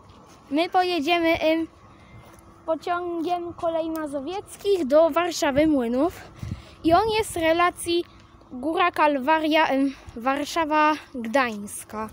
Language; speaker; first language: Polish; native; Polish